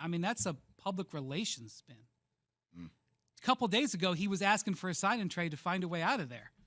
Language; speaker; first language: English; native; English